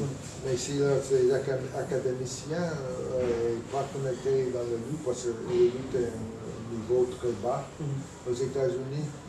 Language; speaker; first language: French; non-native, fluent; English